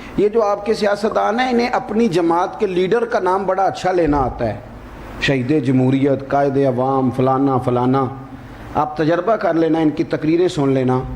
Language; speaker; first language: Urdu; non-native, local second language; Punjabi